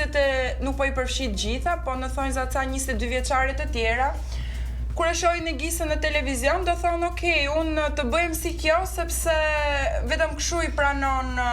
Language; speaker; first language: Albanian; native; Albanian